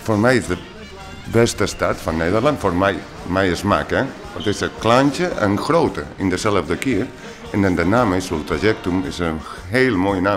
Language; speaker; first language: Dutch; non-native, learner; Catalan